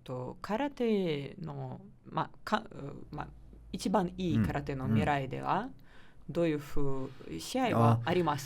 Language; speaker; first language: Japanese; non-native, learner; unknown